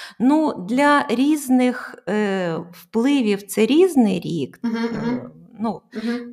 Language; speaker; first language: Ukrainian; non-native, local second language; Russian